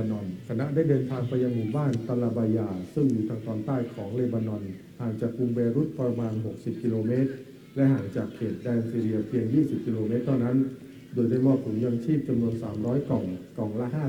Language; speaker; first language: Thai; native; Thai